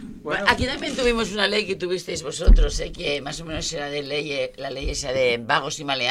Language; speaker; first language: Spanish; native; Spanish